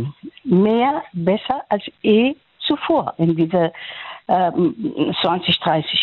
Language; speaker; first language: German; non-native, fluent; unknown